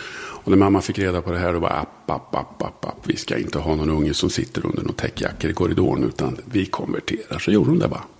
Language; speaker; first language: Swedish; early bilingual, other home language; German